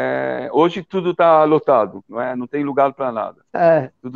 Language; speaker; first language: Portuguese; early bilingual, heritage; Portuguese